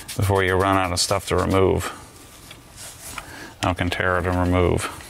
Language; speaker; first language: English; native; English